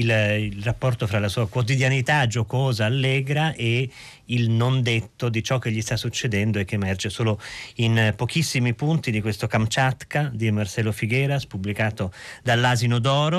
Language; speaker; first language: Italian; native; Italian